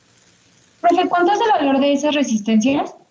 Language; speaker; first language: Spanish; native; Spanish